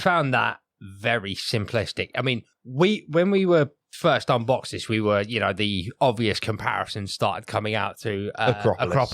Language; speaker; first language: English; native; English